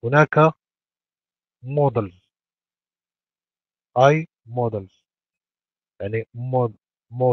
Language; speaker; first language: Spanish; non-native, fluent; Arabic